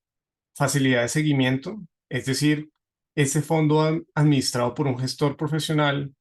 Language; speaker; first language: Spanish; native; Spanish